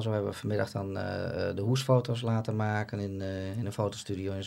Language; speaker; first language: Dutch; native; Dutch